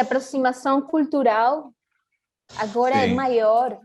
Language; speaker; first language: Portuguese; early bilingual, heritage; Portuguese